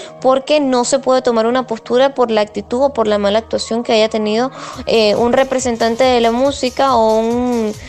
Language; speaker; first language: Spanish; native; Spanish